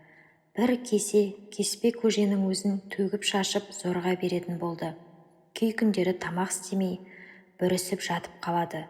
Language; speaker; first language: Kazakh; native; Kazakh